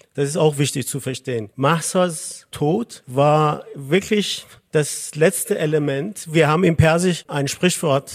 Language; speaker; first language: German; non-native, fluent; Azerbaijani